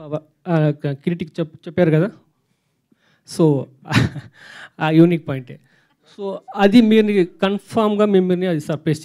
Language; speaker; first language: Telugu; non-native, fluent; Tamil